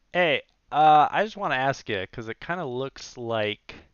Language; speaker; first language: English; native; English